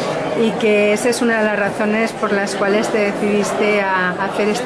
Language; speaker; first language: Spanish; native; Spanish